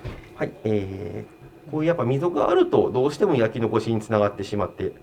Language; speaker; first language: Japanese; native; Japanese